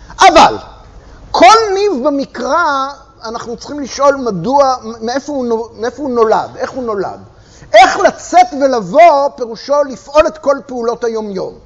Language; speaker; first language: Hebrew; native; Hebrew